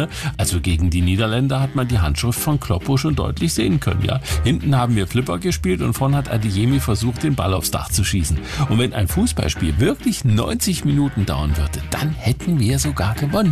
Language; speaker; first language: German; native; German